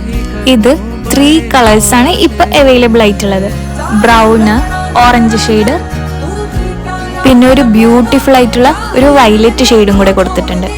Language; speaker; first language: Malayalam; native; Malayalam